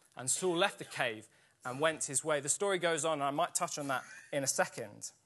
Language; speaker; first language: English; native; English